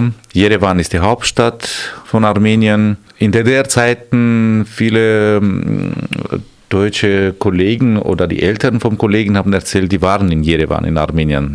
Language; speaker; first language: German; non-native, fluent; Armenian